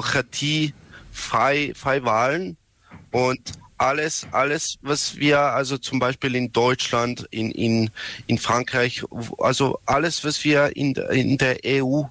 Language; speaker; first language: German; non-native, learner; Serbian